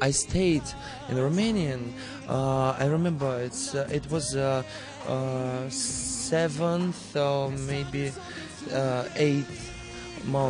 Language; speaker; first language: English; non-native, learner; Russian